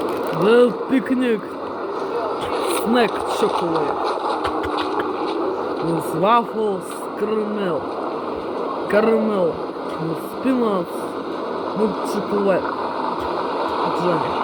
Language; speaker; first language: English; non-native, learner; Russian